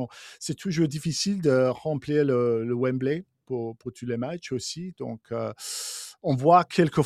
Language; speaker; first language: French; non-native, fluent; English